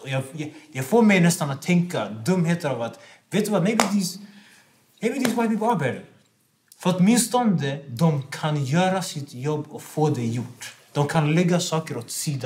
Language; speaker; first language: Swedish; non-native, local second language; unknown